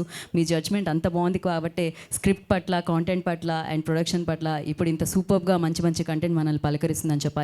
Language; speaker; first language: Telugu; native; Telugu